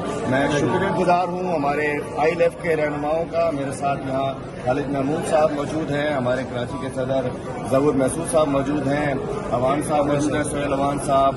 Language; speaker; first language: Urdu; native; Urdu